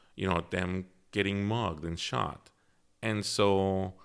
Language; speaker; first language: English; early bilingual, other home language; Spanish